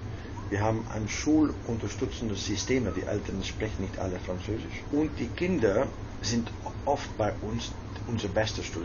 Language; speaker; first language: German; non-native, fluent; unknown